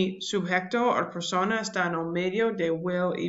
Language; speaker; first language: Spanish; non-native, learner; English